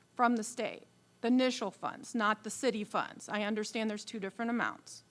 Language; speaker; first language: English; native; English